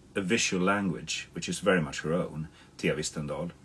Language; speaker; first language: English; non-native, fluent; Swedish